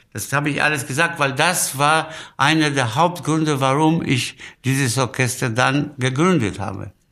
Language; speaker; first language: German; non-native, fluent; Spanish